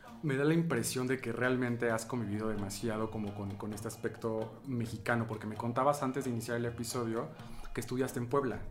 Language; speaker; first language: Spanish; native; Spanish